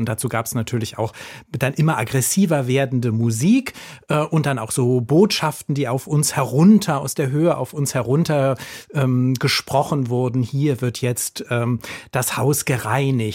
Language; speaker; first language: German; native; German